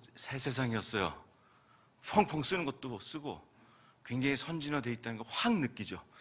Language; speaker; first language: Korean; native; Korean